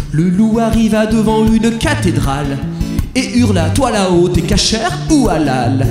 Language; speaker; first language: French; native; French